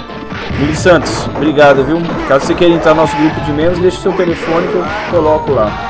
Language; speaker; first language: Portuguese; native; Portuguese